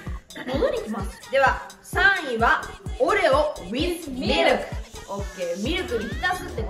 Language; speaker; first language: Japanese; native; Japanese